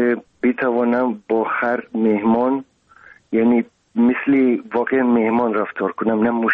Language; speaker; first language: Persian; non-native, local second language; Russian